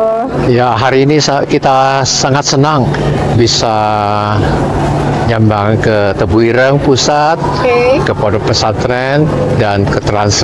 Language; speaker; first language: Indonesian; non-native, learner; Cantonese